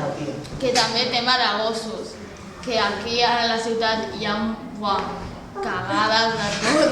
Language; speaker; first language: Catalan; early bilingual, other home language; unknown